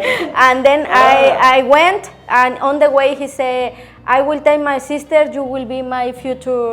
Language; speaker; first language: English; non-native, learner; Spanish